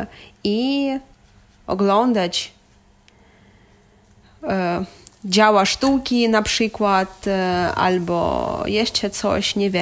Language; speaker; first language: Polish; non-native, learner; Ukrainian